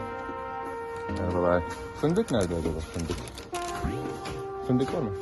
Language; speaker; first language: Turkish; non-native, learner; English